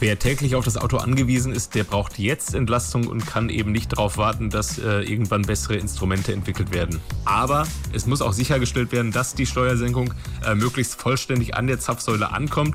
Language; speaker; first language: German; native; German